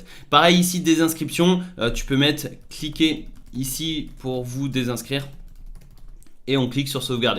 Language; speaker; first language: French; native; French